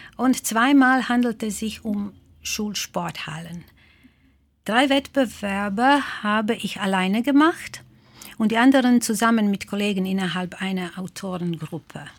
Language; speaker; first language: German; non-native, fluent; Croatian